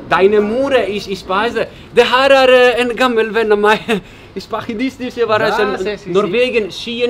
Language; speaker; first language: German; non-native, learner; Norwegian